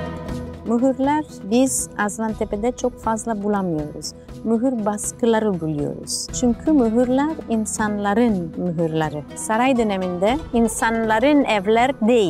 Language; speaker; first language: Turkish; non-native, fluent; Italian